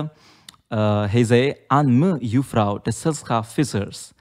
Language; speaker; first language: Dutch; non-native, learner; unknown